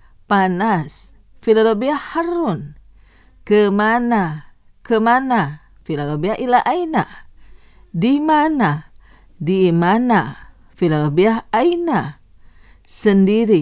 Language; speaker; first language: Arabic; non-native, fluent; Indonesian